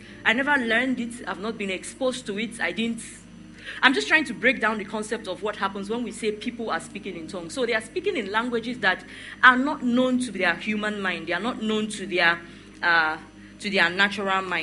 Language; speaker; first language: English; non-native, local second language; Igbo